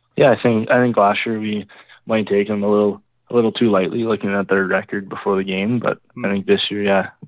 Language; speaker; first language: English; native; English